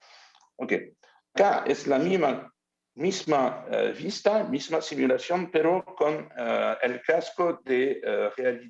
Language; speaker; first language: Spanish; non-native, learner; French